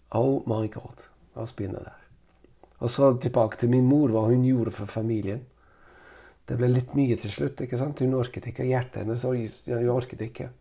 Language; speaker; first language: Norwegian; non-native, fluent; Italian